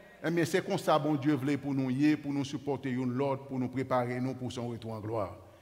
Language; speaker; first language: French; native; French